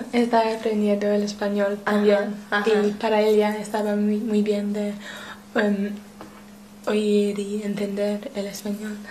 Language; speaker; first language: Spanish; non-native, learner; English